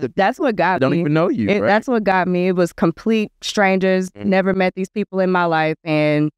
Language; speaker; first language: English; native; English